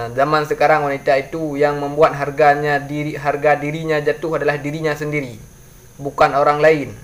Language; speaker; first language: Malay; non-native, local second language; Achinese